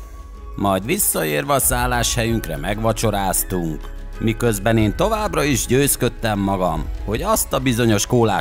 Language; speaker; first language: Hungarian; native; Hungarian